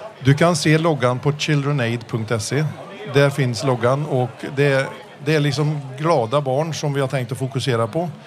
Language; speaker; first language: Swedish; early bilingual, heritage; Swedish